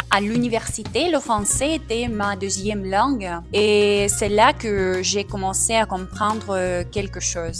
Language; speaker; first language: French; non-native, fluent; Russian